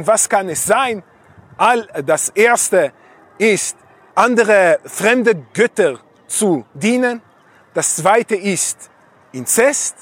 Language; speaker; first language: German; non-native, fluent; Hebrew